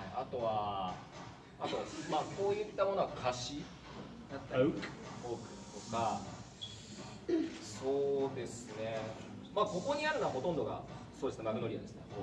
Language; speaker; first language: Japanese; native; Japanese